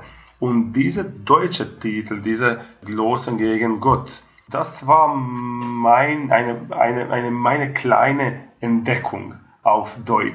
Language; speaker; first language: German; non-native, fluent; Croatian